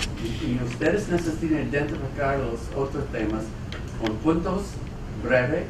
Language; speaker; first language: Spanish; non-native, fluent; English